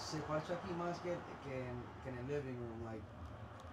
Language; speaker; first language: Spanish; early bilingual, heritage; Spanish